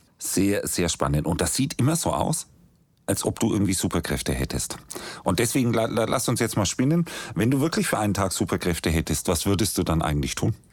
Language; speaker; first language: German; native; German